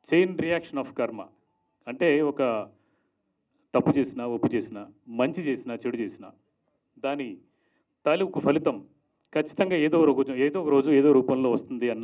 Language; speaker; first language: Telugu; native; Telugu